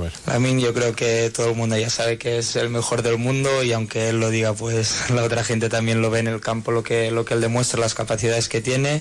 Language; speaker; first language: Spanish; native; Spanish